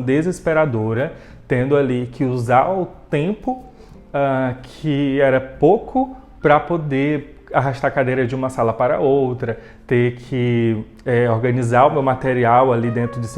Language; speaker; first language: Portuguese; native; Portuguese